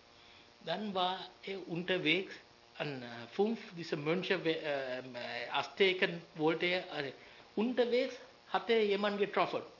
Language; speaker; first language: German; non-native, learner; Sinhala